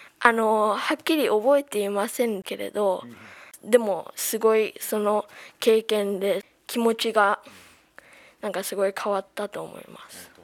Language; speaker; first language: Japanese; early bilingual, heritage; Japanese